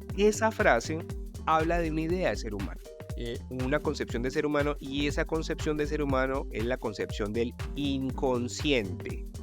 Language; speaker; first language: Spanish; native; Spanish